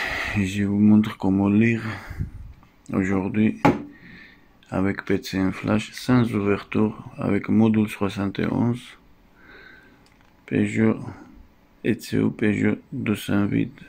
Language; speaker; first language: French; non-native, fluent; Russian